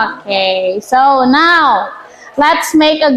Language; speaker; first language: English; non-native, fluent; Indonesian